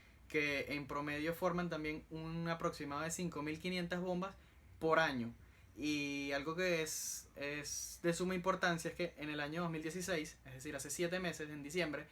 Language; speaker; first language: Spanish; native; Spanish